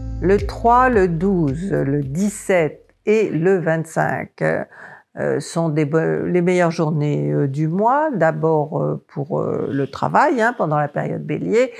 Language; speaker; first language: French; native; French